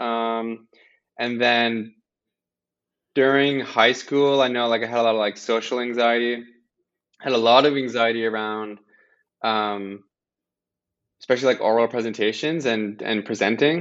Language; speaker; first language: English; native; English